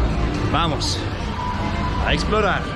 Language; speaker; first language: Spanish; non-native, learner; English